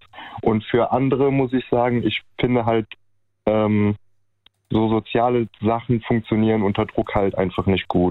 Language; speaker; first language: German; native; German